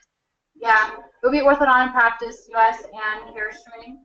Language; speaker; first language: English; native; English